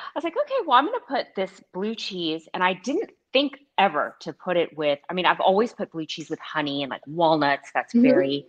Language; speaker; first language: English; native; English